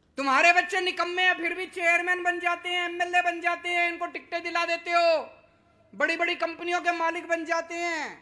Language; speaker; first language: Hindi; native; Hindi